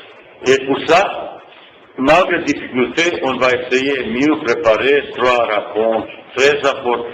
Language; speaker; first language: French; non-native, fluent; Bosnian